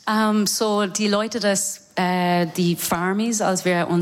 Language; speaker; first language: German; non-native, fluent; English